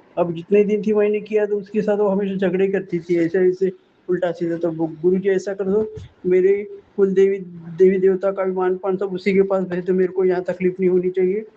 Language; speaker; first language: Hindi; non-native, local second language; Marathi